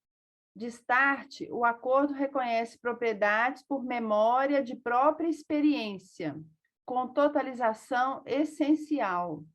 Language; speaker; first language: Portuguese; native; Portuguese